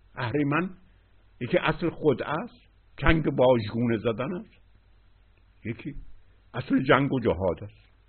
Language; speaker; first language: Persian; native; Persian